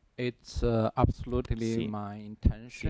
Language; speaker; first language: English; non-native, learner; Chinese